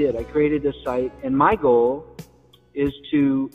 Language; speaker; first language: English; native; English